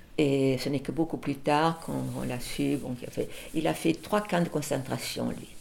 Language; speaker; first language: French; early bilingual, other home language; Catalan